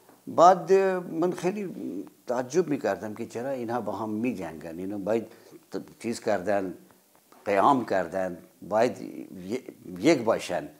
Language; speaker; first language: Persian; non-native, fluent; Urdu